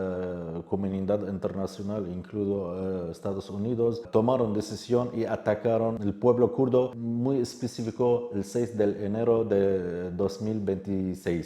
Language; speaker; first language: Spanish; non-native, fluent; Kurdish